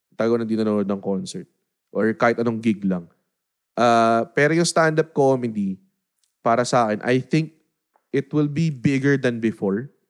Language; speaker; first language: Filipino; native; Filipino